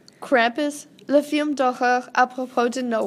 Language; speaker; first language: French; non-native, learner; English